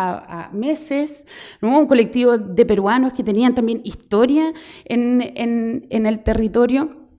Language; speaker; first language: Spanish; native; Spanish